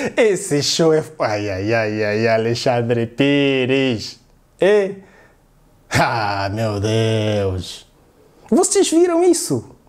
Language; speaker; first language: Portuguese; native; Portuguese